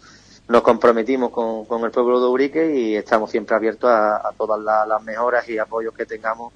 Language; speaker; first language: Spanish; native; Spanish